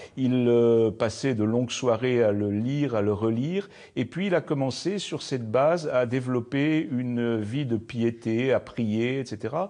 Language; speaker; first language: French; native; French